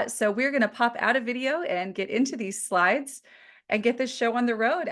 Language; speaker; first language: English; native; English